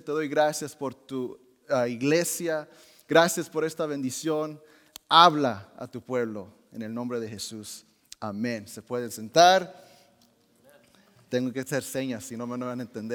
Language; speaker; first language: Spanish; early bilingual, heritage; Spanish